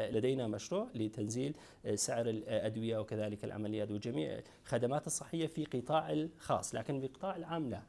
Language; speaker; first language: Arabic; non-native, local second language; Kurdish